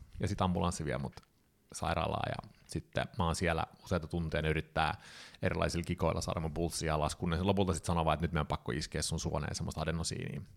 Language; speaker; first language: Finnish; early bilingual, heritage; Finnish